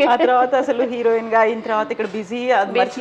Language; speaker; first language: Telugu; native; Telugu